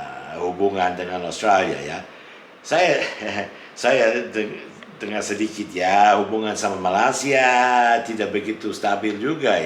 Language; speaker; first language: Indonesian; non-native, fluent; English